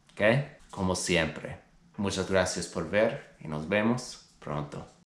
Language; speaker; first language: Spanish; non-native, fluent; English